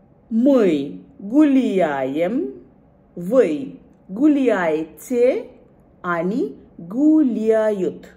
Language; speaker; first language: Russian; non-native, fluent; Bangla